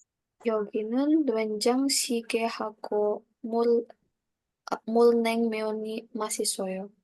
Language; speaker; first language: Korean; non-native, learner; Indonesian